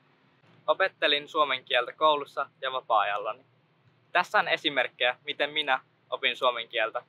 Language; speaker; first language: Finnish; early bilingual, other home language; Nepali